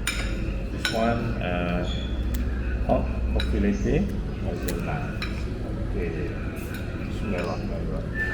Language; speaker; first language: English; non-native, local second language; Malay